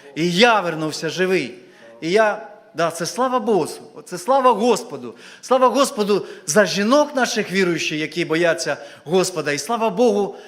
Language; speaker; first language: Ukrainian; native; Ukrainian